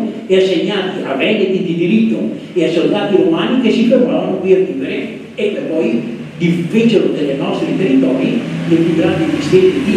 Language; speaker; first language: Italian; native; Italian